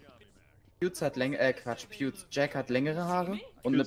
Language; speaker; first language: German; native; German